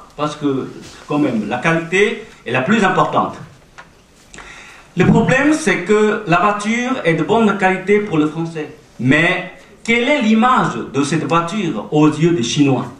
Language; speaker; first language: French; non-native, fluent; Chinese